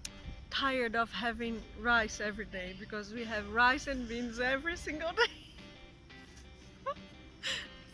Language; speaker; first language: English; non-native, fluent; Portuguese